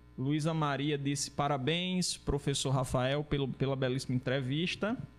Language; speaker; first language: Portuguese; native; Portuguese